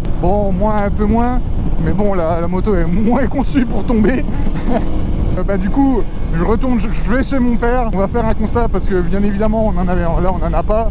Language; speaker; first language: French; native; French